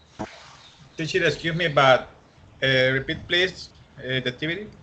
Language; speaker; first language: English; non-native, learner; Spanish